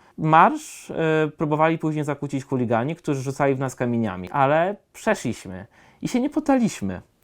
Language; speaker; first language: Polish; native; Polish